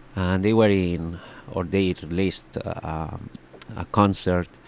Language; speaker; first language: English; non-native, fluent; Spanish